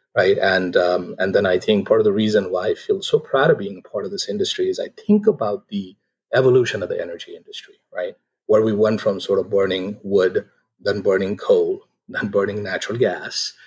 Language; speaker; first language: English; non-native, local second language; Nepali